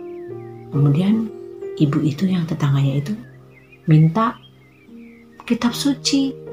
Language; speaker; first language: Indonesian; native; Indonesian